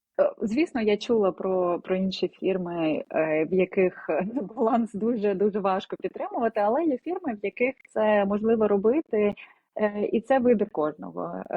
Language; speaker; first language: Ukrainian; non-native, local second language; Russian